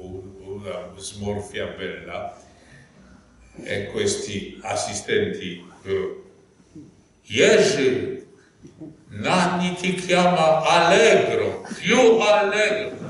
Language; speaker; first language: Italian; non-native, fluent; Polish